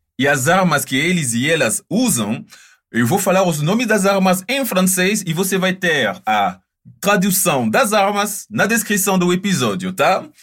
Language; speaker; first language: Portuguese; non-native, fluent; French